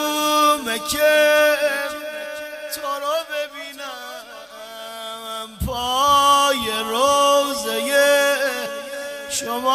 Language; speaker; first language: Persian; native; Persian